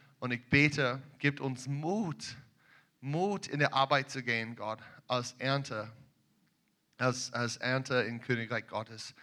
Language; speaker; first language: German; non-native, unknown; English